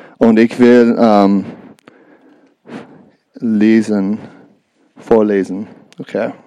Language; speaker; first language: German; non-native, learner; English